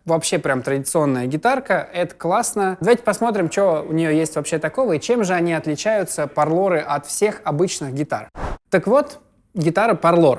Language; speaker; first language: Russian; native; Russian